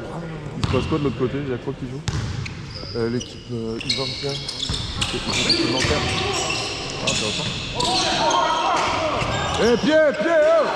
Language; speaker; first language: French; native; French